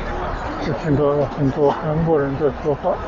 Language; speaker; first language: Chinese; native; Chinese